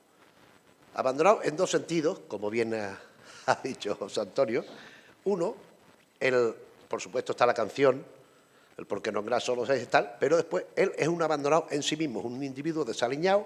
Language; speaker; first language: Spanish; native; Spanish